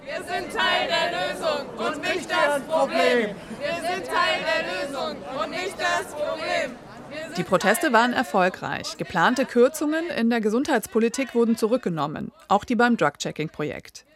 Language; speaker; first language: German; native; German